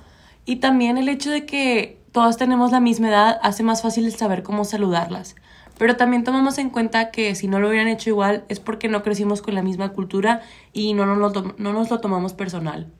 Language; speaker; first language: Spanish; native; Spanish